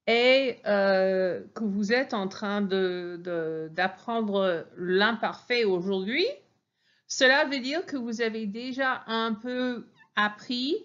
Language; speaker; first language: French; non-native, fluent; English